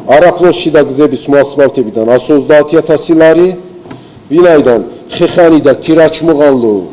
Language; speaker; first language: Georgian; non-native, local second language; Azerbaijani